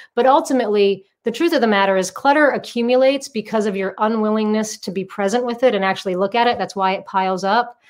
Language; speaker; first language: English; native; English